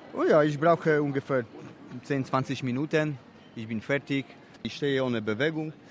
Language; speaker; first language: German; non-native, fluent; Polish